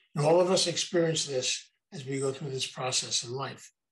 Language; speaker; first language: English; native; English